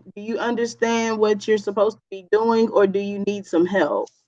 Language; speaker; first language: English; native; English